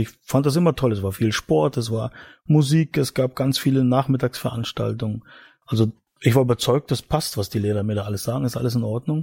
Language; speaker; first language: German; native; German